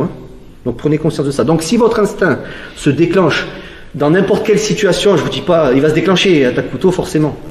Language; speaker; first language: French; native; French